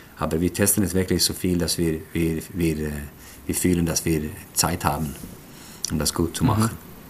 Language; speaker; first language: German; non-native, fluent; Swedish